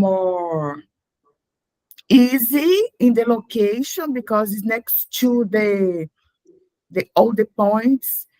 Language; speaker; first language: English; non-native, learner; Portuguese